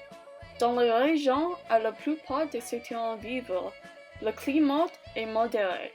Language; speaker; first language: French; non-native, learner; English